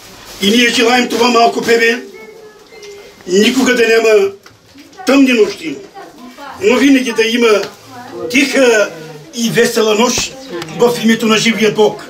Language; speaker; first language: Bulgarian; non-native, local second language; Romany